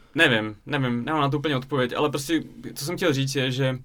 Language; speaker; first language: Czech; early bilingual, other home language; Russian